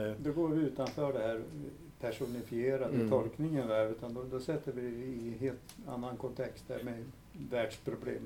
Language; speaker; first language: Swedish; native; Swedish